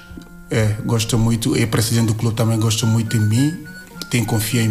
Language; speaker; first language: Portuguese; non-native, learner; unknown